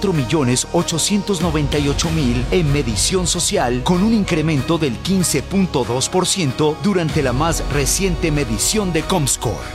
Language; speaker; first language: Spanish; native; Spanish